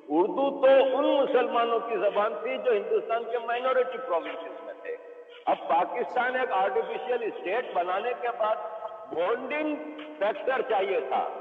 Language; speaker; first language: Urdu; non-native, local second language; Memoni